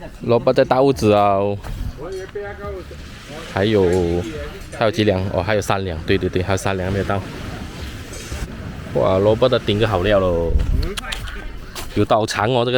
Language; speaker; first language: Chinese; native; Chinese